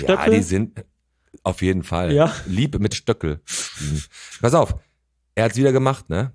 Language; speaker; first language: German; native; German